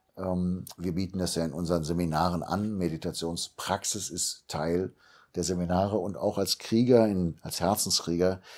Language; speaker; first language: German; native; German